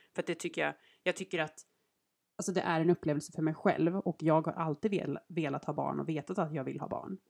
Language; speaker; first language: Swedish; native; Swedish